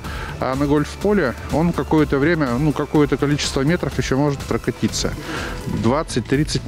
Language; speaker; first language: Russian; native; Russian